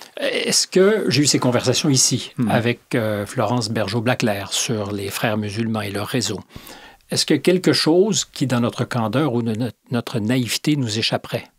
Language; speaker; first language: French; native; French